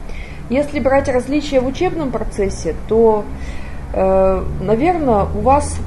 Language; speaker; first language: Russian; native; Russian